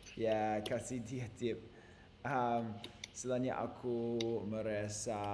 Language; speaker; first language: Indonesian; non-native, learner; English